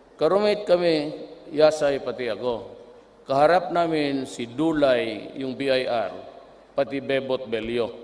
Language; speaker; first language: Filipino; non-native, local second language; Cebuano